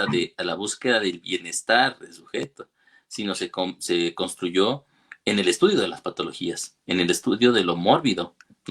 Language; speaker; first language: Spanish; native; Spanish